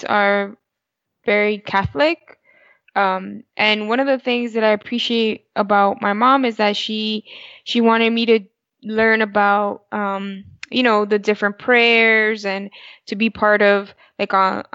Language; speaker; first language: English; early bilingual, other home language; Spanish